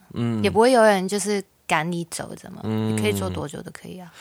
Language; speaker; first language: Chinese; non-native, fluent; Cantonese